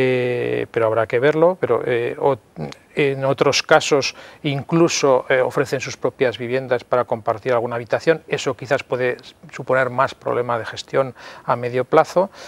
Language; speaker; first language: Spanish; native; Spanish